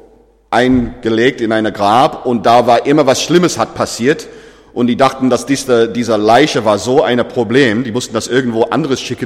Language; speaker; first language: German; non-native, fluent; English